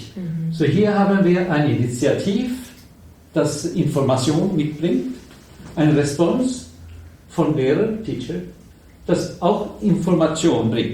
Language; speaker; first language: German; non-native, learner; Swedish